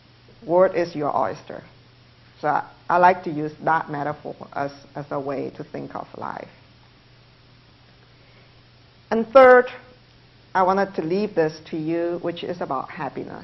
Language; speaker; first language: English; non-native, fluent; Chinese